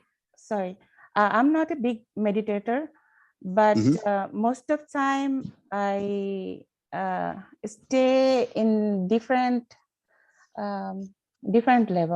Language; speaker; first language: English; non-native, learner; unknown